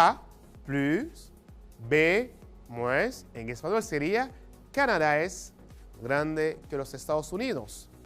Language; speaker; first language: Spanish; non-native, fluent; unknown